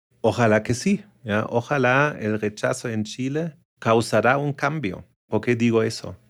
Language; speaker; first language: Spanish; non-native, fluent; German